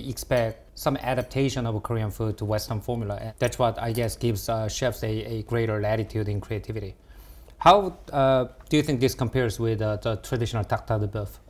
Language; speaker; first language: English; early bilingual, other home language; Korean